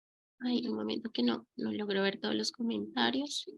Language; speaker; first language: Spanish; native; Spanish